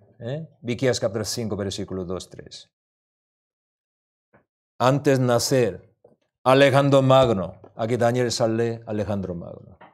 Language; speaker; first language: Spanish; non-native, learner; Korean